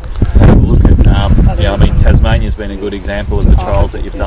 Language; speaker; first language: English; native; English